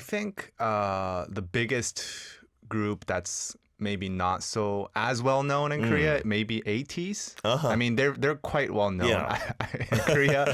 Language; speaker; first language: English; early bilingual, other home language; Korean